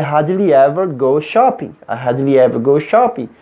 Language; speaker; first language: English; non-native, fluent; Portuguese